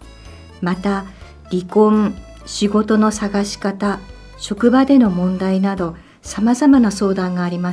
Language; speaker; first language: Japanese; native; Japanese